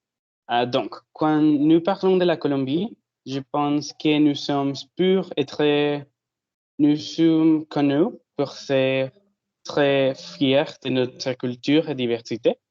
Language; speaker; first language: French; non-native, learner; Spanish